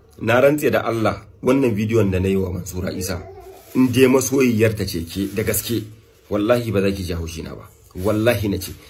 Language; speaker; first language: Hausa; non-native, local second language; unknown